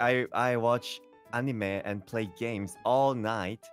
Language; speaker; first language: English; non-native, learner; Korean